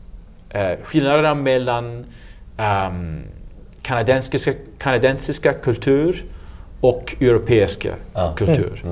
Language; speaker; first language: Swedish; non-native, learner; English